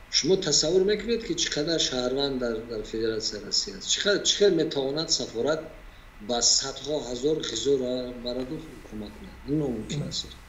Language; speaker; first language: Tajik; native; Tajik